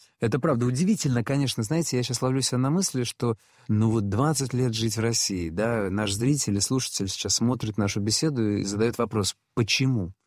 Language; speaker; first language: Russian; native; Russian